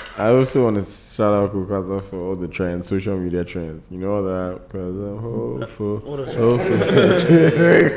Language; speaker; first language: English; non-native, local second language; Yoruba